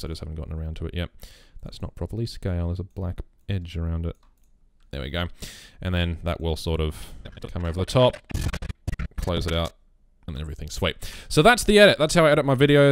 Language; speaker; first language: English; native; English